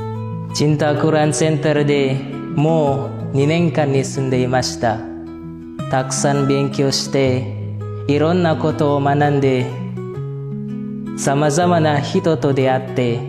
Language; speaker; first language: Japanese; non-native, learner; Indonesian